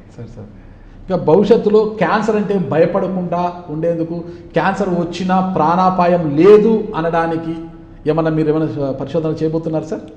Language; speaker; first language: Telugu; native; Telugu